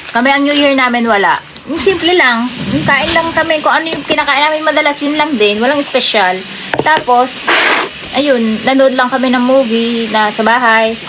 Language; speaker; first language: Filipino; native; Filipino